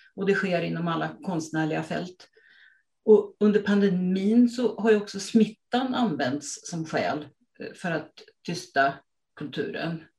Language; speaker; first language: Swedish; native; Swedish